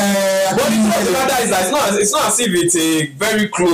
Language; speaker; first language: English; non-native, local second language; Yoruba